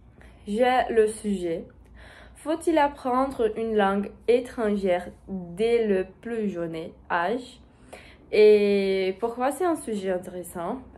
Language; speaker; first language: French; non-native, learner; Portuguese